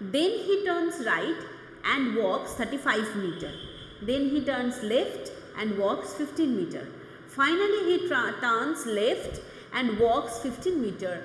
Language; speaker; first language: English; non-native, local second language; Bangla